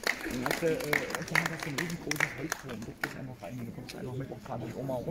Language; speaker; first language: German; native; German